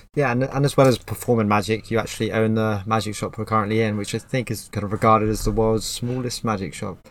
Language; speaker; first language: English; native; English